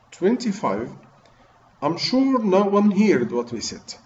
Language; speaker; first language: English; non-native, fluent; Arabic